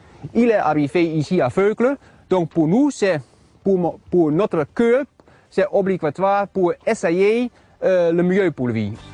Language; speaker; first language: French; non-native, learner; Dutch